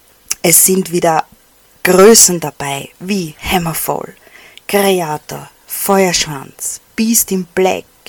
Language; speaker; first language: German; native; German